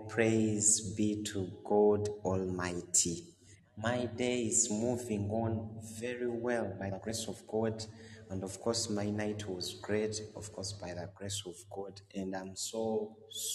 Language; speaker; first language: English; non-native, local second language; Ganda